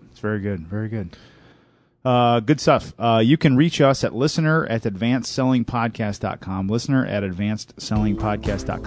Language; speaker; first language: English; native; English